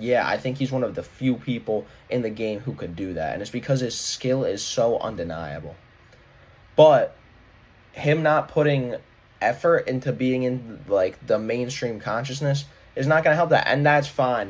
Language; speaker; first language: English; native; English